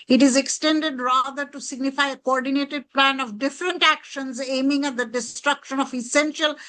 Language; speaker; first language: English; non-native, local second language; Bangla